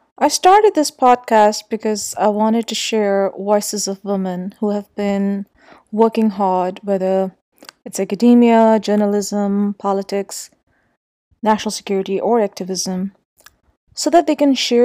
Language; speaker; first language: English; non-native, local second language; Urdu